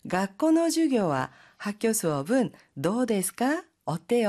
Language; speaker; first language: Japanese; non-native, fluent; Korean